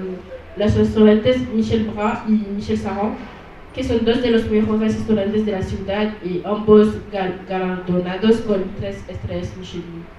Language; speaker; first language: Spanish; non-native, learner; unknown